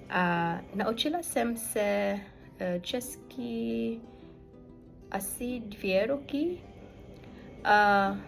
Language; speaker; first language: Czech; non-native, learner; Cebuano